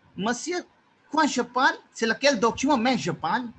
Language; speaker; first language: French; non-native, fluent; Hindi